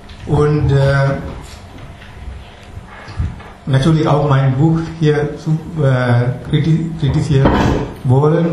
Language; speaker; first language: German; non-native, learner; Sinhala